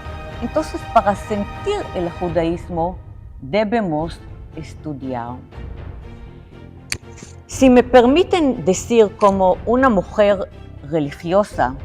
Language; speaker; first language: Spanish; non-native, fluent; Hebrew